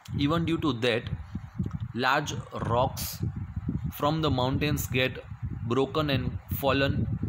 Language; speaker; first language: English; non-native, local second language; Gujarati